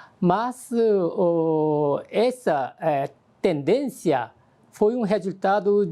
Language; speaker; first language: Portuguese; non-native, learner; Korean